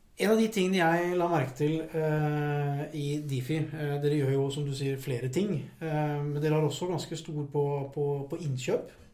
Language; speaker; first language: Norwegian; native; Norwegian